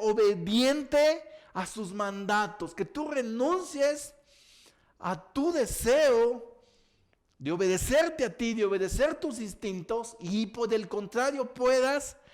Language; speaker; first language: Spanish; native; Spanish